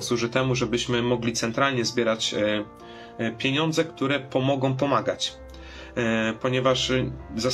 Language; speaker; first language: Polish; native; Polish